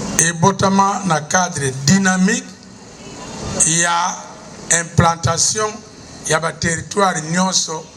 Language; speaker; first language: Lingala; non-native, local second language; Kongo